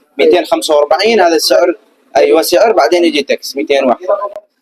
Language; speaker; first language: Arabic; non-native, learner; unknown